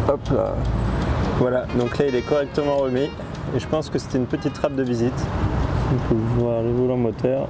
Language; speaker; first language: French; native; French